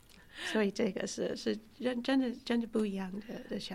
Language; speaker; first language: Chinese; non-native, fluent; English